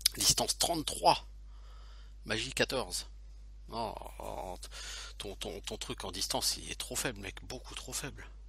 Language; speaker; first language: French; native; French